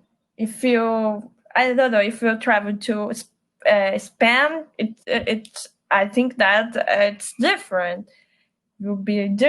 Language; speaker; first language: English; non-native, learner; Portuguese